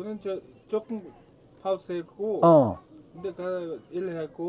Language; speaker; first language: Korean; non-native, learner; Mongolian